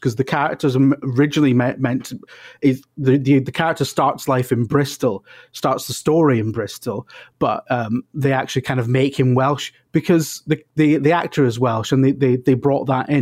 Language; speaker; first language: English; native; English